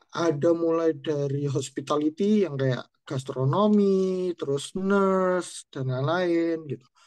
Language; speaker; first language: Indonesian; native; Indonesian